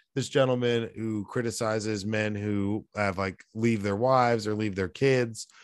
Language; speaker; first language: English; native; English